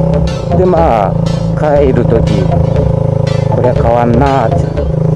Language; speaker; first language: Japanese; native; Japanese